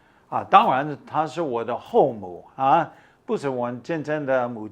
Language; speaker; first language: Chinese; non-native, fluent; English